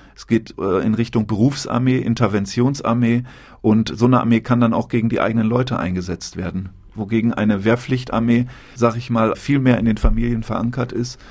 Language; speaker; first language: German; native; German